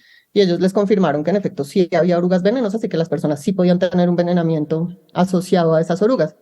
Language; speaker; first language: Spanish; native; Spanish